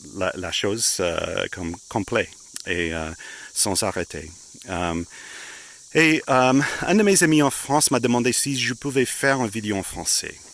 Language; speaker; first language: French; non-native, fluent; English